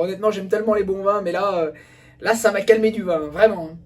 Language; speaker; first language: French; native; French